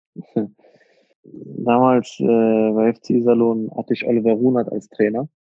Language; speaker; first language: German; native; German